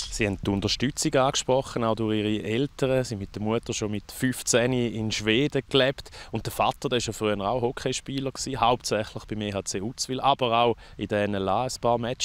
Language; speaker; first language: German; native; German